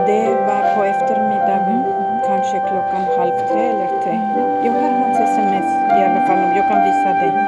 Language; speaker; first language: Swedish; non-native, fluent; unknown